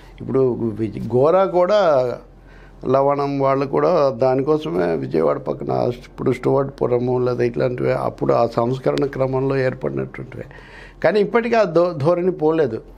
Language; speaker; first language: Telugu; native; Telugu